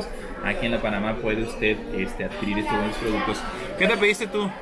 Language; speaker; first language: Spanish; native; Spanish